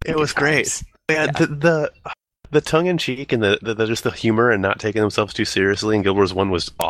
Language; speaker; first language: English; native; English